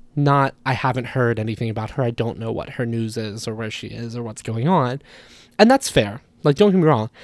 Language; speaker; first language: English; native; English